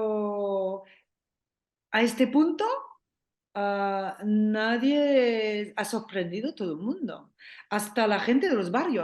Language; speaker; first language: Spanish; non-native, fluent; French